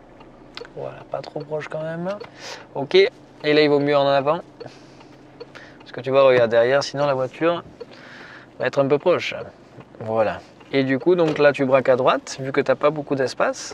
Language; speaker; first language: French; native; French